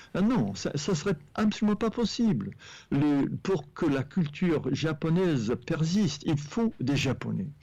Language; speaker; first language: French; non-native, fluent; English